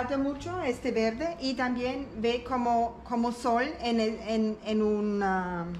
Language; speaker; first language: Spanish; non-native, learner; German